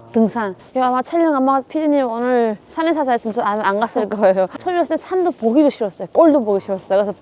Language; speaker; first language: Korean; native; Korean